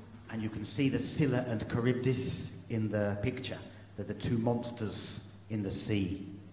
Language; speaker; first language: English; native; English